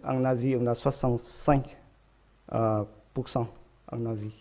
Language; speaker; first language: French; non-native, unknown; Vietnamese